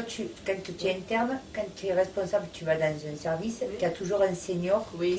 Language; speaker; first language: French; native; French